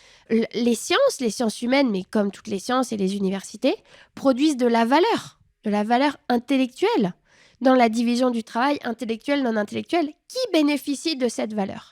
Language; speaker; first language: French; native; French